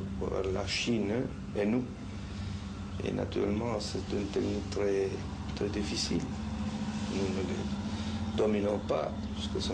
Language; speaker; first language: French; non-native, learner; Spanish